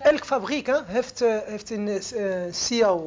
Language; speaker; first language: Dutch; non-native, learner; Arabic